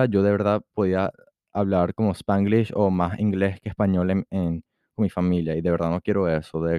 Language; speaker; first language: Spanish; early bilingual, heritage; Spanish